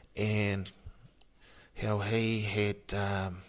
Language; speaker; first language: English; native; English